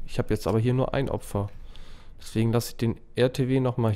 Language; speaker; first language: German; native; German